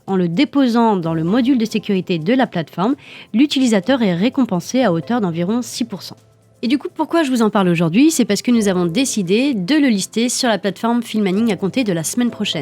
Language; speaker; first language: French; native; French